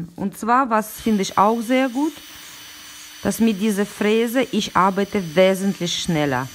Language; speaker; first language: German; non-native, learner; Russian